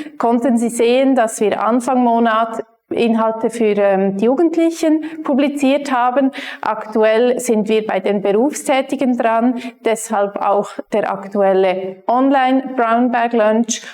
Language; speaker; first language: German; native; German